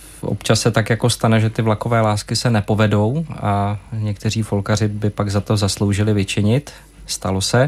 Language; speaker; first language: Czech; native; Czech